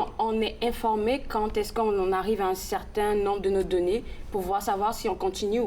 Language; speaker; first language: French; native; French